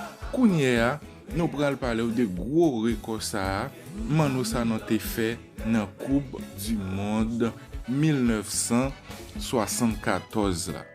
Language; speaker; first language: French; non-native, learner; Haitian Creole